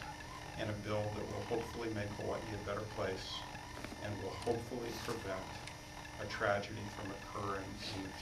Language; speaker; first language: English; native; English